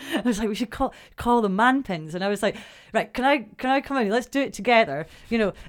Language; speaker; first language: English; native; English